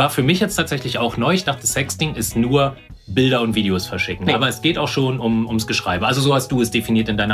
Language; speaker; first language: German; native; German